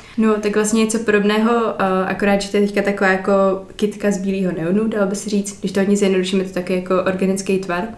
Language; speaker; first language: Czech; native; Czech